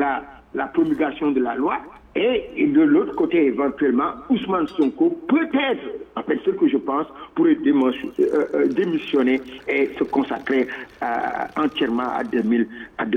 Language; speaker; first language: French; non-native, local second language; Wolof